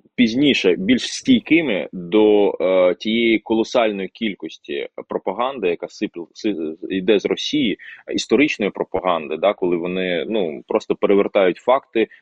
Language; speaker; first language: Ukrainian; non-native, local second language; Russian